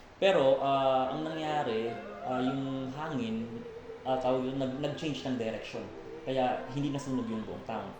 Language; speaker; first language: Filipino; native; Filipino